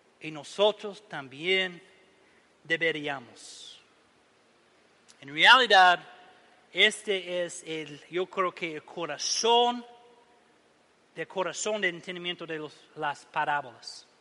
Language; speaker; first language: Spanish; non-native, learner; English